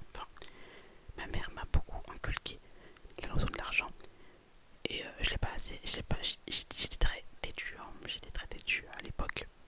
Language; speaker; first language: French; native; French